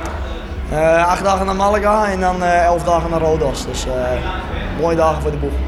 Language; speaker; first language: Dutch; native; Dutch